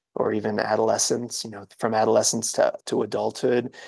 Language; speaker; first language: English; native; English